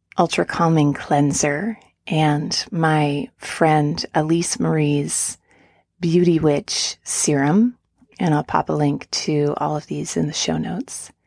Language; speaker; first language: English; native; English